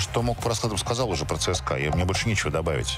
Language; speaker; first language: Russian; native; Russian